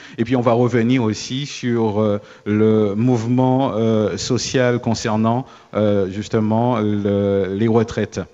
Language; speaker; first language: French; native; French